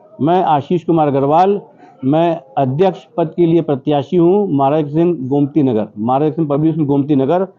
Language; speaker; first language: Hindi; native; Hindi